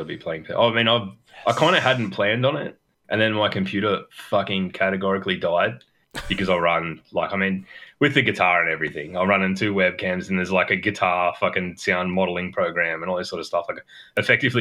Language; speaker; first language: English; native; English